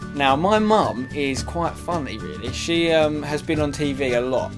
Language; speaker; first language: English; native; English